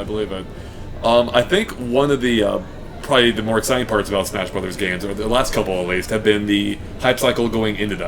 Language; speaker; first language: English; native; English